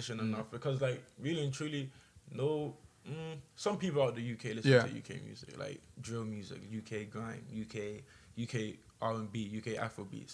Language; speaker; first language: English; native; English